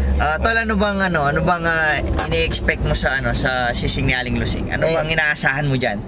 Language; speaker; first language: Filipino; non-native, local second language; Pampanga